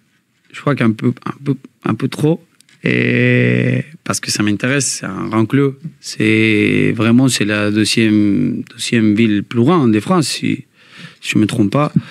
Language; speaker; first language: French; non-native, learner; Spanish